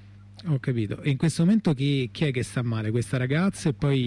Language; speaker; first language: Italian; native; Italian